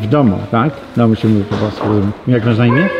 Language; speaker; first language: Polish; native; Polish